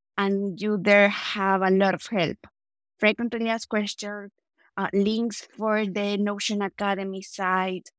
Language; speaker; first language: English; non-native, fluent; Spanish